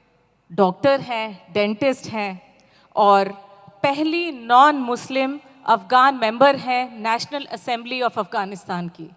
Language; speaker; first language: Hindi; native; Hindi